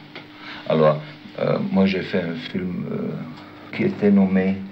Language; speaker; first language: French; non-native, learner; German